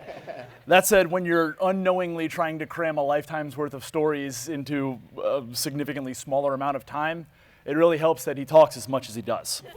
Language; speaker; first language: English; native; English